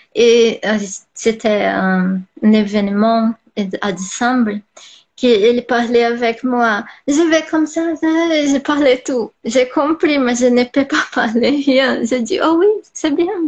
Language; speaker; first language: French; non-native, learner; Portuguese